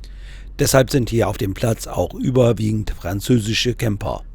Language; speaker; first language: German; native; German